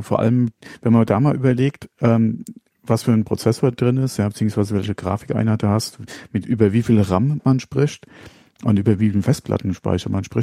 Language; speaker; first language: German; native; German